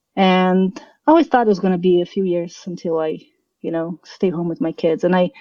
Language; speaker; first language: English; non-native, fluent; Portuguese